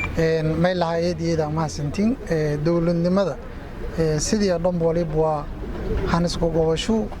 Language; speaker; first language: Somali; non-native, local second language; Maay